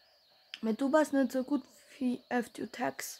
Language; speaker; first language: German; non-native, learner; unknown